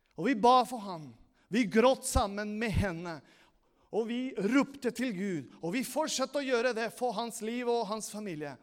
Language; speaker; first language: Norwegian; non-native, fluent; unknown